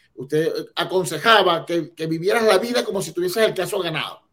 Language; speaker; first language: Spanish; native; Spanish